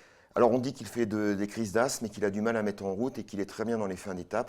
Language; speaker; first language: French; native; French